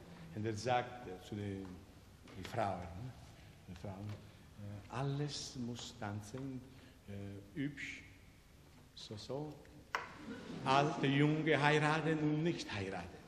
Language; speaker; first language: German; non-native, learner; Italian